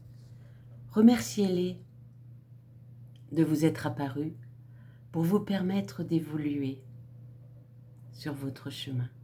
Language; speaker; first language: French; native; French